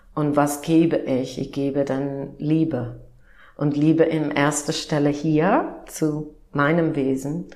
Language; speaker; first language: German; non-native, fluent; English